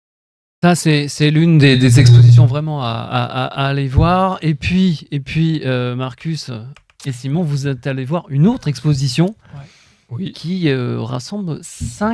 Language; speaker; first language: French; native; French